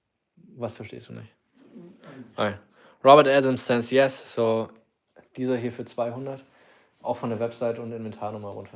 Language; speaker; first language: German; native; German